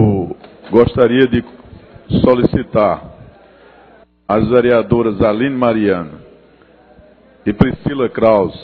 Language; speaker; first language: Portuguese; native; Portuguese